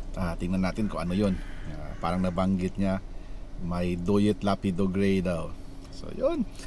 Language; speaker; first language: Filipino; non-native, local second language; Cebuano